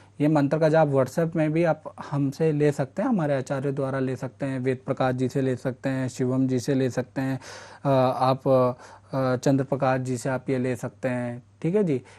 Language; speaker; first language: Hindi; native; Hindi